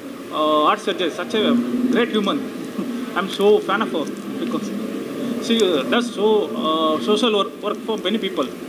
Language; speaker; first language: Hindi; non-native, local second language; Kannada